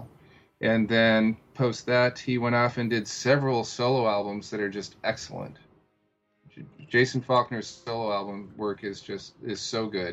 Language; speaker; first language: English; native; English